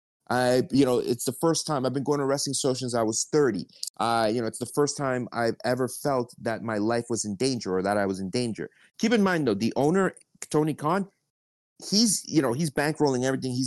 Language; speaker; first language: English; early bilingual, other home language; Spanish